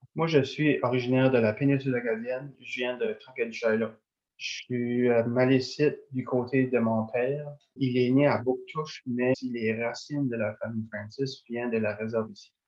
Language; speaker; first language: French; native; French